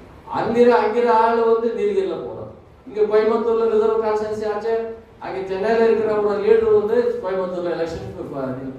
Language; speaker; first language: Tamil; non-native, learner; Kannada